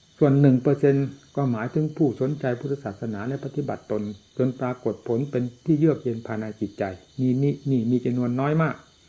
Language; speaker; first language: Thai; non-native, local second language; Northeastern Thai